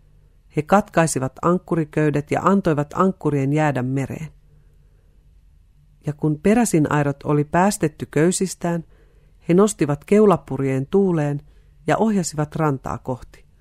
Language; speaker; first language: Finnish; native; Finnish